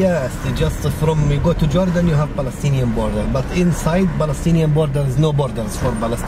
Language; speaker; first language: English; non-native, learner; Arabic